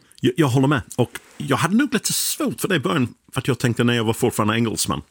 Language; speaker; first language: Swedish; non-native, fluent; English